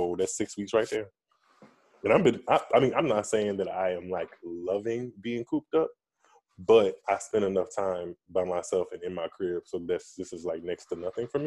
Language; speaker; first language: English; native; English